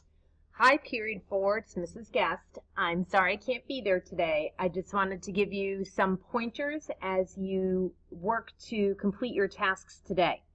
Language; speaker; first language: English; native; English